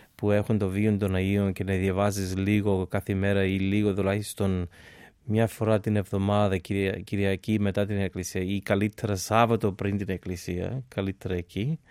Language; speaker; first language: Greek; non-native, fluent; English